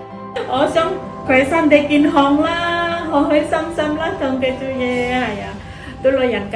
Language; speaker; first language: Cantonese; non-native, fluent; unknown